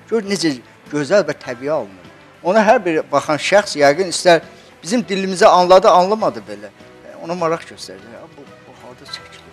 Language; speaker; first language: Azerbaijani; native; Azerbaijani